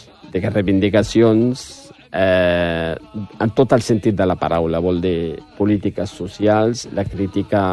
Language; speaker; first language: Catalan; non-native, fluent; Riffian